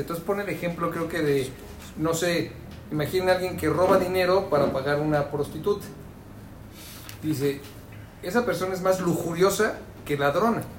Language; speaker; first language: Spanish; native; Spanish